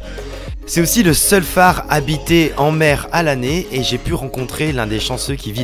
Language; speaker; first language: French; native; French